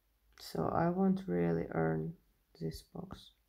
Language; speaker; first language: English; non-native, learner; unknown